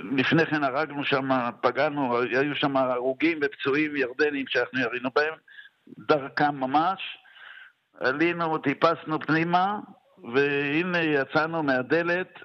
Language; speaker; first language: Hebrew; native; Hebrew